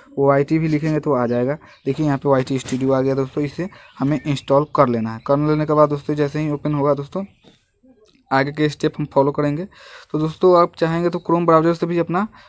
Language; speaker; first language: Hindi; native; Hindi